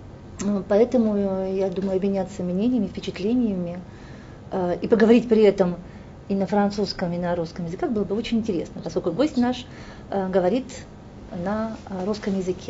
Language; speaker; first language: Russian; native; Russian